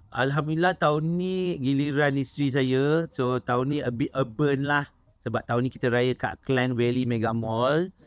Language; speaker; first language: Malay; native; Malay